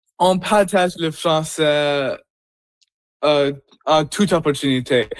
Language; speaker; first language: French; non-native, local second language; English